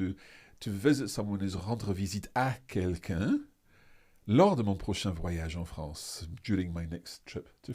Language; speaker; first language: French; non-native, fluent; English